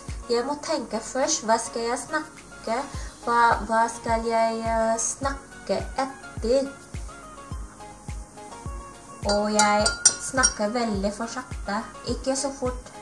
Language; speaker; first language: Norwegian; non-native, learner; Filipino